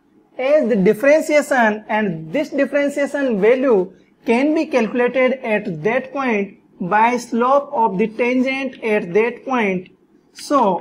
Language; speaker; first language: English; non-native, local second language; Hindi